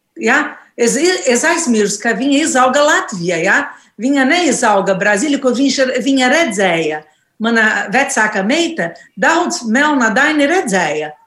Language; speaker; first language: Latvian; non-native, learner; Portuguese